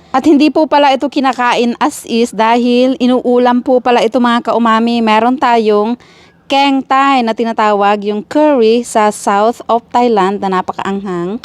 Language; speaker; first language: Filipino; non-native, local second language; Iloko